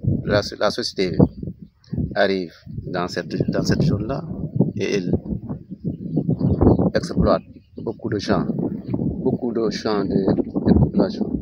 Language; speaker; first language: French; non-native, local second language; Wolof